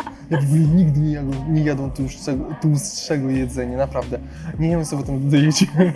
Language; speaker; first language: Polish; non-native, fluent; Russian